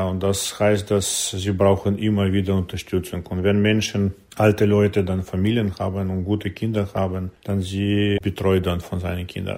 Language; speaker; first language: German; non-native, learner; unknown